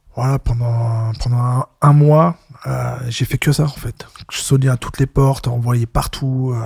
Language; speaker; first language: French; native; French